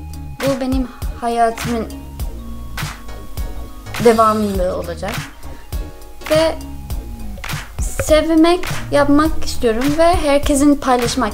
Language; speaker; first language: Turkish; non-native, learner; English